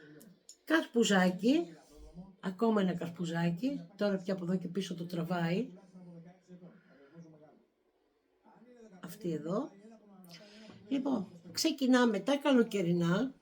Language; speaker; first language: Greek; native; Greek